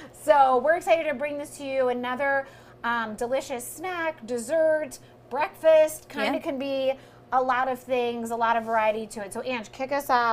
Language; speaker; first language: English; native; English